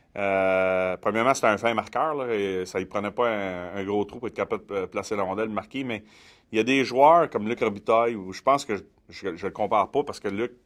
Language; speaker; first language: French; native; French